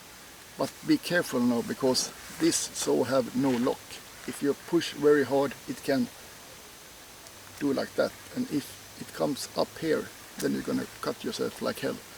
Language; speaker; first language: English; non-native, fluent; Swedish